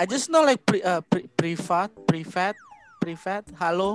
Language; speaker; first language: English; non-native, fluent; Indonesian